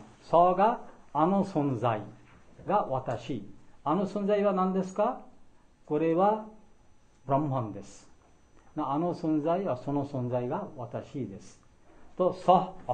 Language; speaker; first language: Japanese; non-native, fluent; Bangla